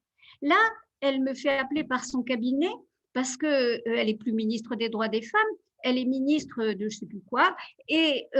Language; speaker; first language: French; native; French